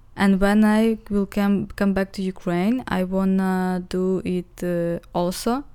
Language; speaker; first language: English; non-native, learner; Ukrainian